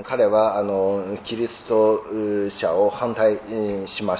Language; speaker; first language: Japanese; non-native, fluent; Chinese